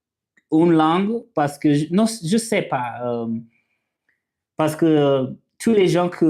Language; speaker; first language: French; non-native, learner; English